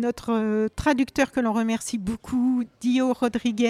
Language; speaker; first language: French; native; French